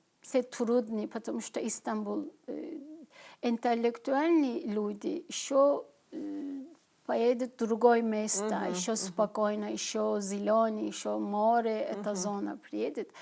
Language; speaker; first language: Russian; non-native, learner; Turkish